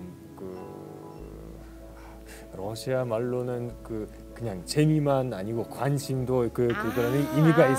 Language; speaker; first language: Korean; non-native, fluent; Russian